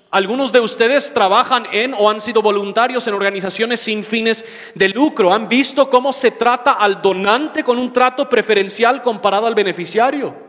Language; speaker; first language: Spanish; non-native, fluent; English